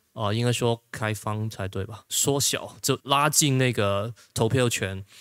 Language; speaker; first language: Chinese; non-native, local second language; Cantonese